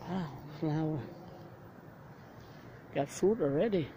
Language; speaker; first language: English; non-native, learner; Vietnamese